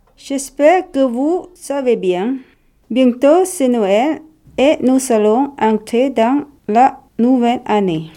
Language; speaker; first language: French; non-native, learner; Thai